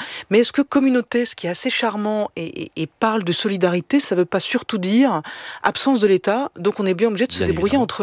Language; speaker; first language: French; native; French